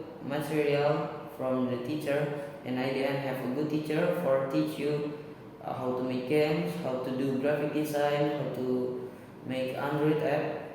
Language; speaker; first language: English; non-native, learner; Indonesian